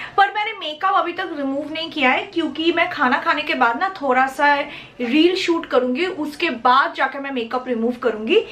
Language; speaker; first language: Hindi; non-native, local second language; Bangla